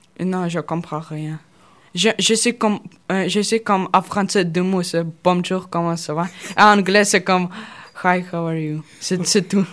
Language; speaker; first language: French; non-native, learner; Russian